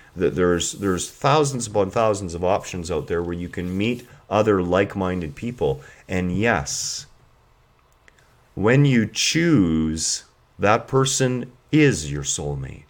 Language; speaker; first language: English; native; English